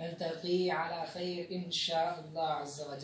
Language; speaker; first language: Arabic; non-native, learner; Urdu